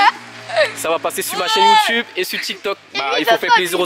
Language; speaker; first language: French; native; French